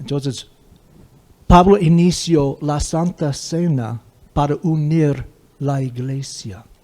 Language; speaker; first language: Spanish; non-native, fluent; English